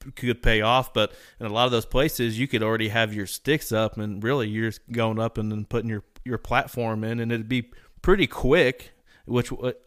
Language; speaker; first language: English; native; English